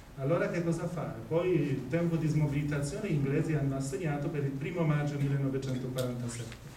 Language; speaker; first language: Italian; non-native, fluent; Polish